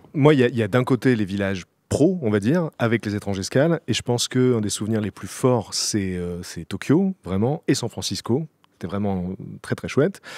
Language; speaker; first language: French; native; French